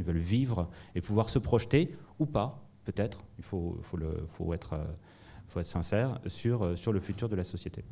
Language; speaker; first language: French; native; French